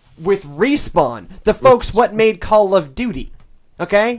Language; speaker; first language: English; native; English